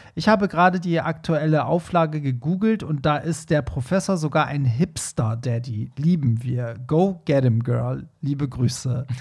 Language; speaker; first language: German; early bilingual, other home language; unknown